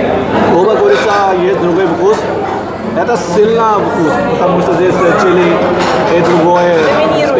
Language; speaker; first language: Russian; non-native, learner; Hindi